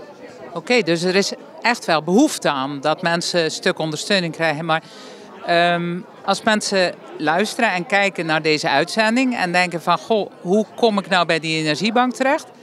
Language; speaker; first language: Dutch; native; Dutch